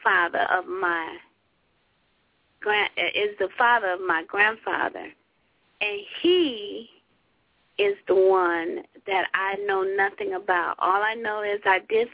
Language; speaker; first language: English; native; English